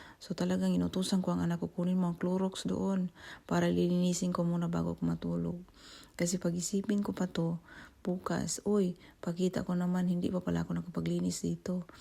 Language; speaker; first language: Filipino; native; Filipino